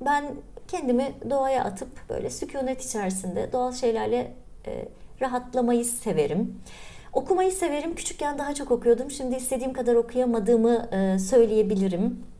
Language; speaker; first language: Turkish; native; Turkish